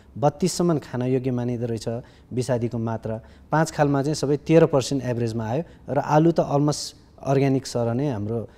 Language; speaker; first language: Nepali; native; Nepali